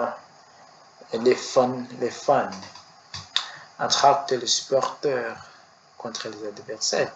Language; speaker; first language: French; non-native, learner; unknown